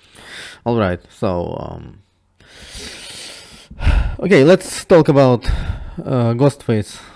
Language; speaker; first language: English; non-native, fluent; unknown